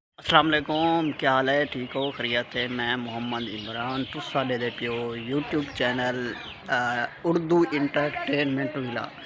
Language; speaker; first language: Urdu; non-native, local second language; Saraiki